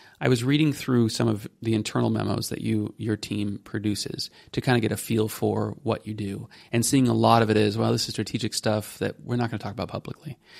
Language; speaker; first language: English; native; English